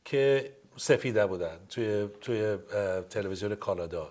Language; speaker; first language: Persian; early bilingual, heritage; Persian